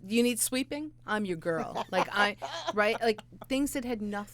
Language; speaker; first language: English; native; English